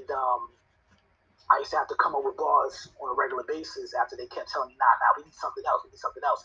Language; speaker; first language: English; native; English